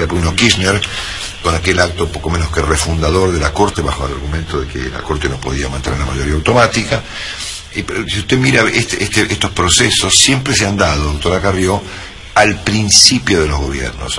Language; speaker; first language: Spanish; native; Spanish